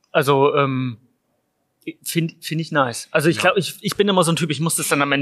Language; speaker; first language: German; native; German